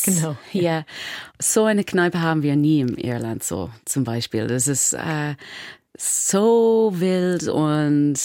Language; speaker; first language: German; non-native, learner; English